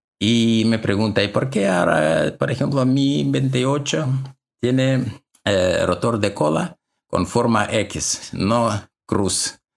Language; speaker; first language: Spanish; non-native, learner; Russian